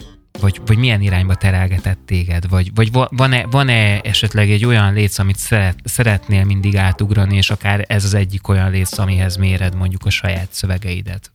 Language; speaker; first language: Hungarian; native; Hungarian